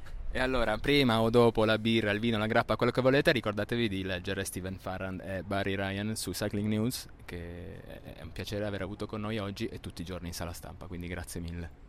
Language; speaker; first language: Italian; native; Italian